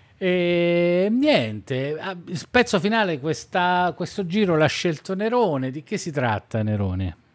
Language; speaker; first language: Italian; native; Italian